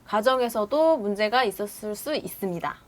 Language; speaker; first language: Korean; native; Korean